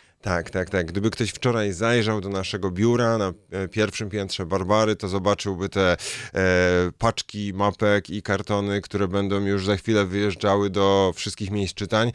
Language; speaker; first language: Polish; native; Polish